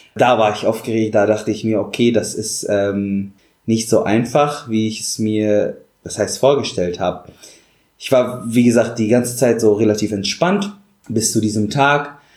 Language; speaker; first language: German; non-native, fluent; Arabic